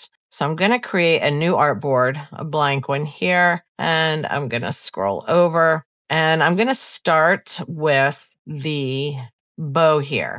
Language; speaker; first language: English; native; English